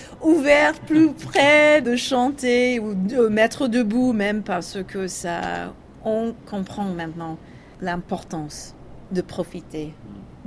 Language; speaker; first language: French; non-native, learner; English